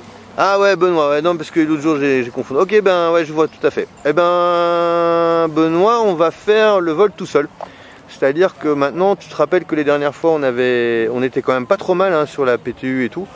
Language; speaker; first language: French; native; French